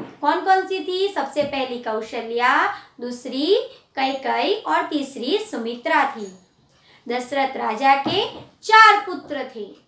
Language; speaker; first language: Hindi; non-native, local second language; Gujarati